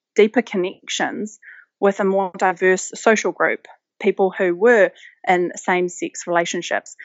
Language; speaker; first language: English; native; English